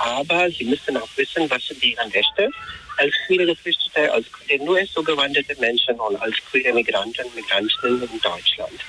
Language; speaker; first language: German; non-native, fluent; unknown